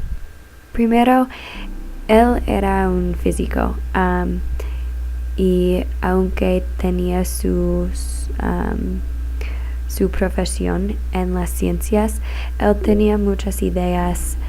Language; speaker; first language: Spanish; non-native, learner; English